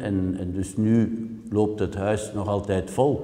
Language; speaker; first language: Dutch; native; Dutch